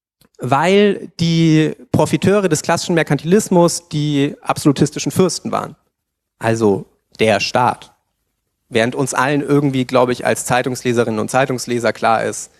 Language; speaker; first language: German; native; German